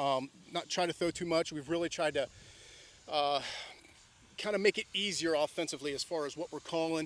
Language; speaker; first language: English; native; English